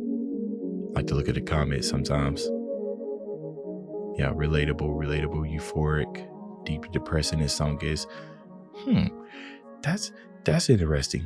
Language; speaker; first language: English; native; English